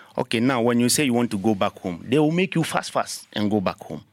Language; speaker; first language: English; non-native, learner; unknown